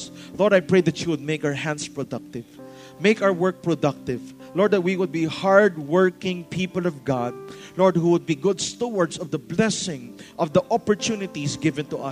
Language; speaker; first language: English; non-native, local second language; Filipino